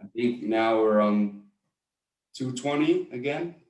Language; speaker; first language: English; non-native, fluent; Dutch